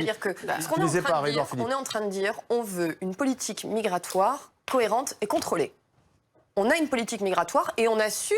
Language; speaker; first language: French; native; French